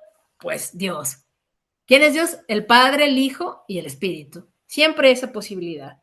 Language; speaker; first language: Spanish; native; Spanish